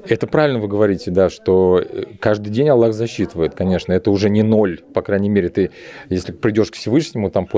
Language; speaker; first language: Russian; native; Russian